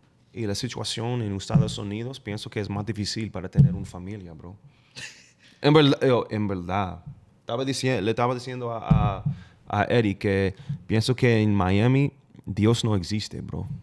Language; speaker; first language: Spanish; non-native, fluent; English